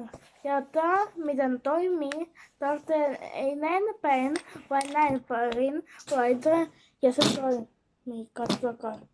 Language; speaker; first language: Finnish; non-native, learner; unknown